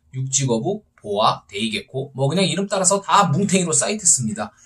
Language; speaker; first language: Korean; native; Korean